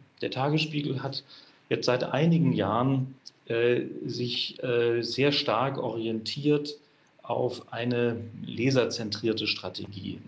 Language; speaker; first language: German; native; German